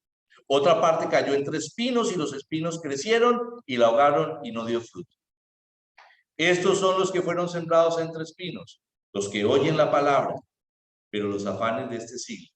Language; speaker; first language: Spanish; native; Spanish